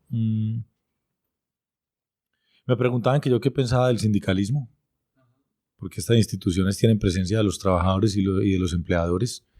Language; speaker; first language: Spanish; native; Spanish